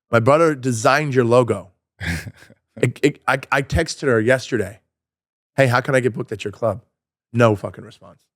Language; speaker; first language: English; native; English